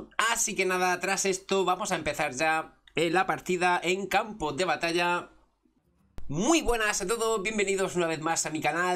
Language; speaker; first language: Spanish; native; Spanish